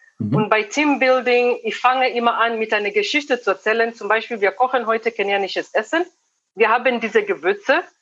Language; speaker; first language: German; non-native, fluent; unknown